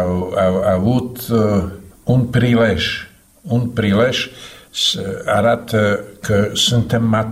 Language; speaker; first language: Romanian; non-native, learner; Slovak